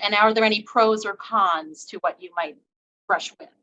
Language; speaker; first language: English; native; English